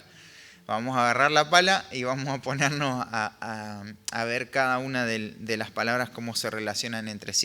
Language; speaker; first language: Spanish; native; Spanish